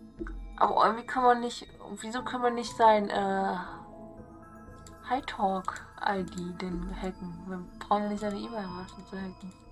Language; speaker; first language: German; native; German